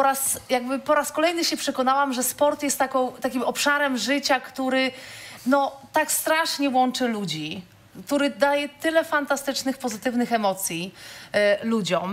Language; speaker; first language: Polish; native; Polish